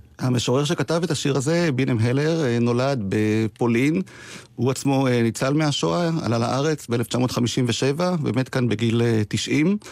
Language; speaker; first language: Hebrew; native; Hebrew